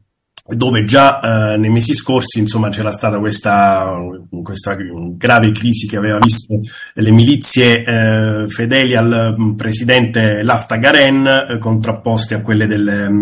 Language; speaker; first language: Italian; native; Italian